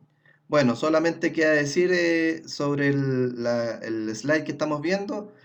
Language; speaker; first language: Spanish; native; Spanish